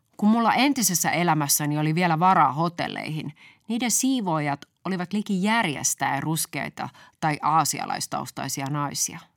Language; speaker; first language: Finnish; native; Finnish